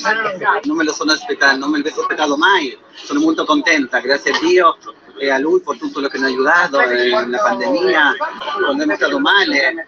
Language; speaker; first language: Italian; non-native, fluent; Spanish